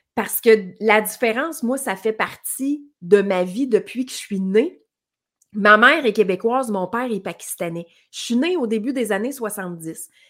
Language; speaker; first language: French; native; French